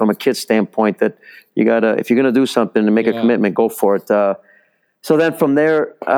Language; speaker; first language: English; early bilingual, other home language; Italian